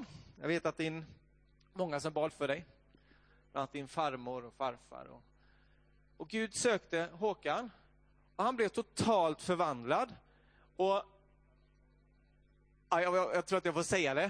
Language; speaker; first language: Swedish; native; Swedish